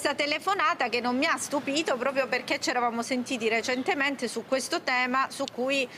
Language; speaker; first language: Italian; native; Italian